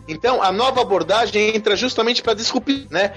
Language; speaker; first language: Portuguese; native; Portuguese